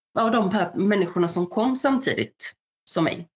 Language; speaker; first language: Swedish; early bilingual, other home language; Bosnian